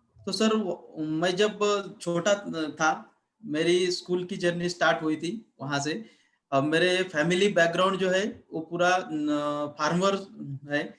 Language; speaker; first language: Hindi; non-native, local second language; Marathi